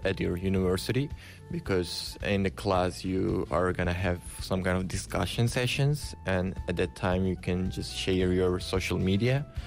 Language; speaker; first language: English; non-native, fluent; Uzbek